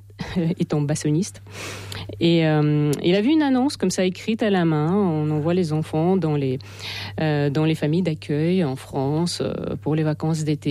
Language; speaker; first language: French; non-native, fluent; Russian